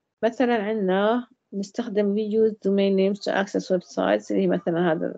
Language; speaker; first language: Arabic; native; Arabic